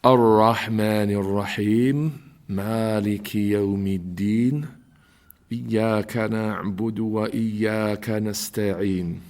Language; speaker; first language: Arabic; non-native, fluent; English